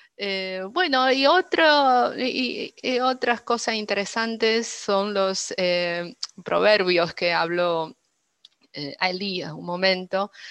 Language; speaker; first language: Spanish; non-native, fluent; Chinese